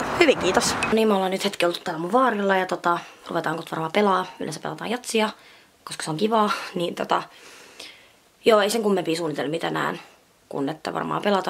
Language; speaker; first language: Finnish; native; Finnish